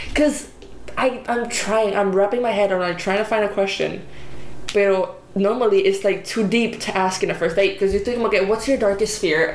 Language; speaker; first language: English; non-native, local second language; Spanish